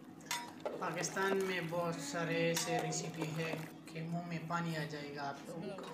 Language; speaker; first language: Hindi; non-native, local second language; Pashto